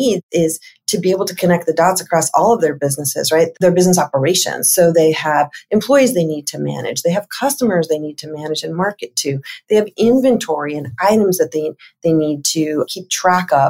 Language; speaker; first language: English; native; English